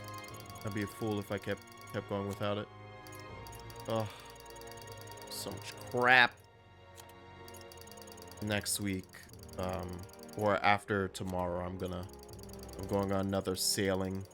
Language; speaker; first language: English; native; English